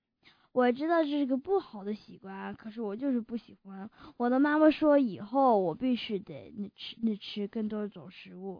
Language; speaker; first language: Chinese; early bilingual, heritage; Chinese